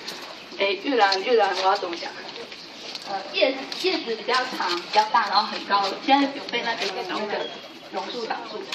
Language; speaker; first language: Chinese; native; Chinese